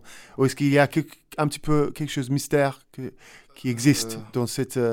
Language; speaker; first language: French; non-native, learner; English